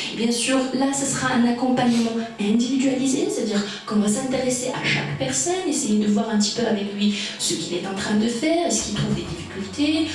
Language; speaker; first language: French; non-native, local second language; Arabic